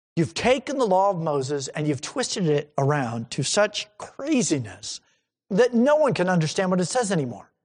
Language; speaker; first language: English; native; English